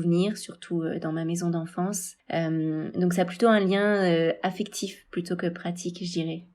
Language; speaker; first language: French; native; French